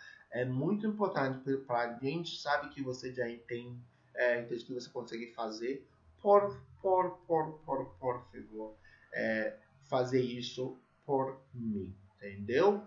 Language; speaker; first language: Portuguese; non-native, fluent; English